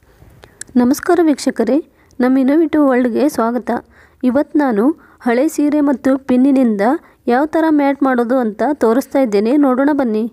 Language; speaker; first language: Kannada; native; Kannada